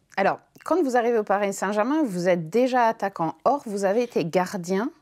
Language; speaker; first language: French; native; French